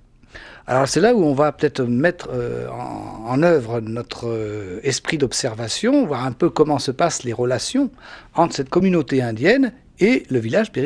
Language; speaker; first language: French; native; French